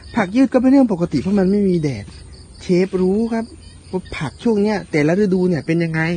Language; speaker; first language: Thai; native; Thai